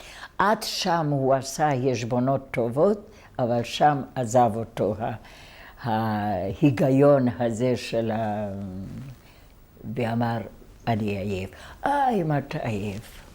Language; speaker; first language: Hebrew; non-native, fluent; Hungarian